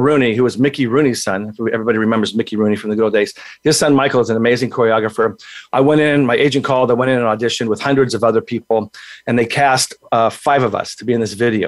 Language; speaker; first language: English; native; English